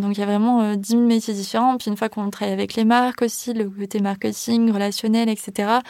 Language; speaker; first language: French; native; French